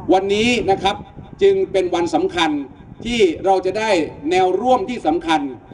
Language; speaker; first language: Thai; native; Thai